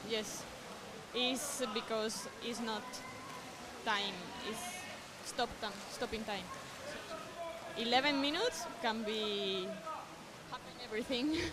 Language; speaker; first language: English; non-native, learner; Spanish